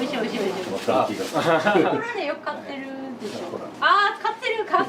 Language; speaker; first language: Japanese; native; Japanese